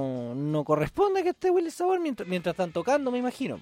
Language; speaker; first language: Spanish; native; Spanish